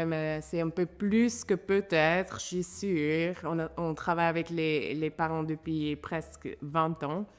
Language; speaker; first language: French; non-native, fluent; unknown